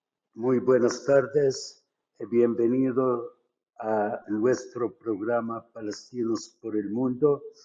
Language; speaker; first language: Spanish; non-native, fluent; Arabic